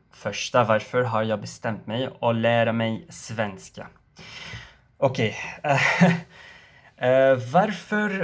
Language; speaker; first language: Swedish; non-native, learner; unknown